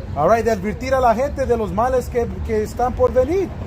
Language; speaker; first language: Spanish; early bilingual, other home language; English